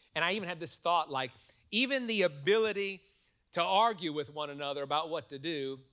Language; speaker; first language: English; native; English